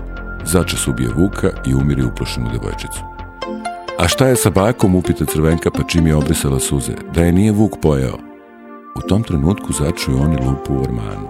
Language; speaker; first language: Serbian; native; Serbian